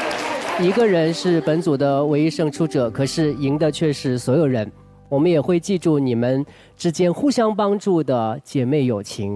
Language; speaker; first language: Chinese; native; Chinese